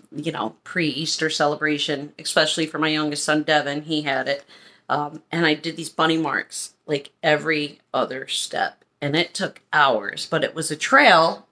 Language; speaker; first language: English; native; English